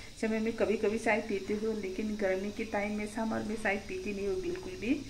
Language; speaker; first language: Hindi; non-native, local second language; Kok Borok